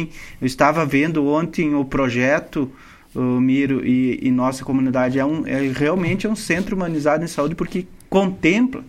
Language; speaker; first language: Portuguese; native; Portuguese